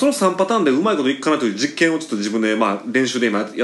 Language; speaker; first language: Japanese; native; Japanese